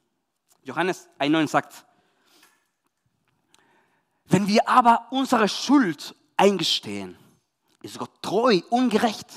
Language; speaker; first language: German; non-native, learner; Spanish